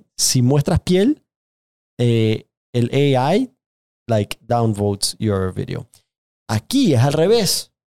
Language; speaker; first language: Spanish; native; Spanish